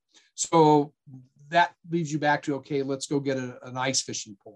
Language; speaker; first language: English; native; English